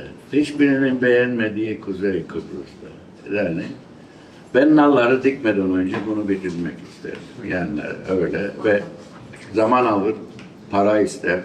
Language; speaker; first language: Turkish; early bilingual, heritage; Turkish